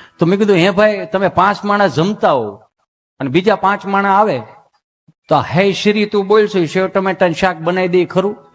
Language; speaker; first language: Gujarati; native; Gujarati